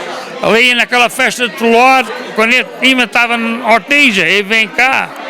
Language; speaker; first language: Portuguese; early bilingual, heritage; Portuguese